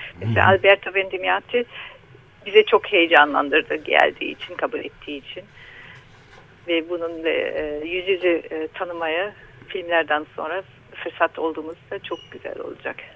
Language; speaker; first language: Turkish; non-native, learner; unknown